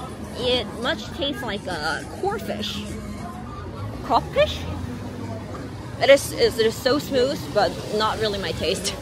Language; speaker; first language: English; non-native, learner; Korean